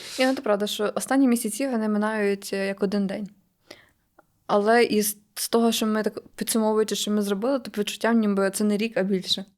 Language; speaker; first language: Ukrainian; native; Ukrainian